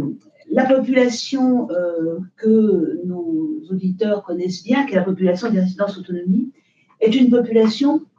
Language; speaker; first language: French; native; French